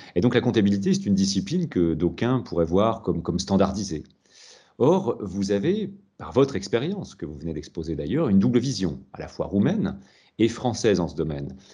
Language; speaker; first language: French; native; French